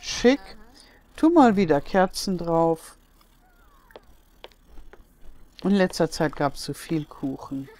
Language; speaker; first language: German; native; German